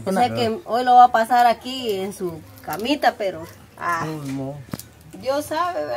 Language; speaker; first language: Spanish; native; Spanish